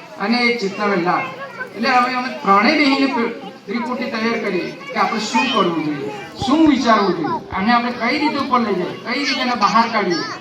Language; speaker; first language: Gujarati; non-native, local second language; Kukna